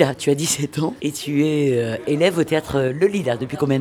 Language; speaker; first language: French; native; French